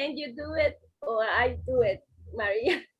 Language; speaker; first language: English; non-native, learner; Spanish